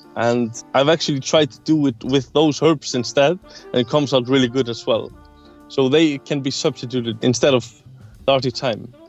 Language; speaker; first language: English; non-native, fluent; Icelandic